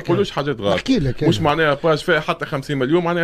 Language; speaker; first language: Arabic; native; Arabic